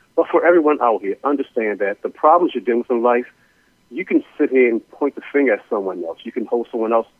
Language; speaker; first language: English; native; English